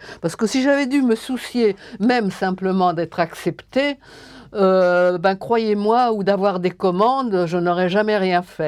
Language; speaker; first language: French; native; French